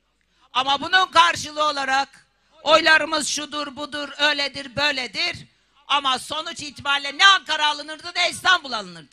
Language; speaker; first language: Turkish; native; Turkish